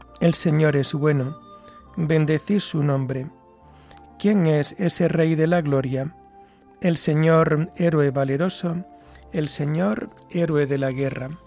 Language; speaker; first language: Spanish; native; Spanish